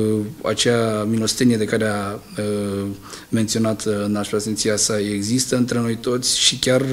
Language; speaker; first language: Romanian; non-native, local second language; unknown